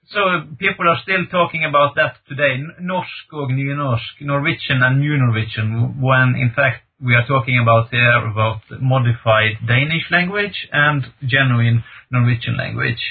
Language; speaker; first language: English; non-native, fluent; Norwegian